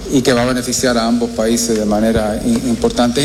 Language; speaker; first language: Spanish; early bilingual, heritage; Spanish